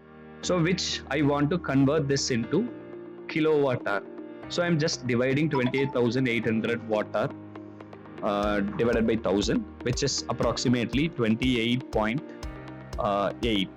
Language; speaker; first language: English; non-native, local second language; Tamil